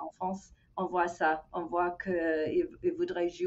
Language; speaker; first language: French; non-native, fluent; English